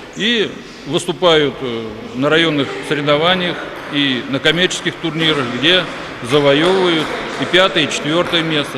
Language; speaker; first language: Russian; native; Russian